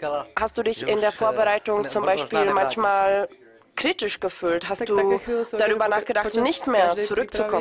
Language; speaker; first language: German; non-native, fluent; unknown